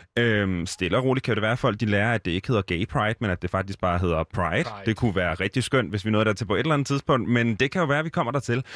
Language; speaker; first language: Danish; native; Danish